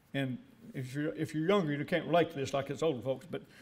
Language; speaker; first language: English; native; English